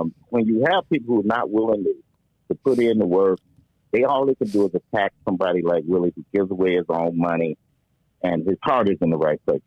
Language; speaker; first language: English; native; English